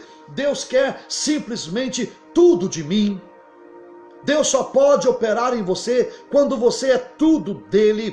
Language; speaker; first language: Portuguese; native; Portuguese